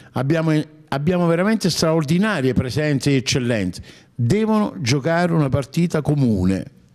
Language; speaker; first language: Italian; native; Italian